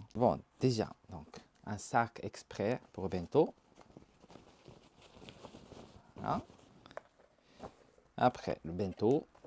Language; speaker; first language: French; non-native, learner; Japanese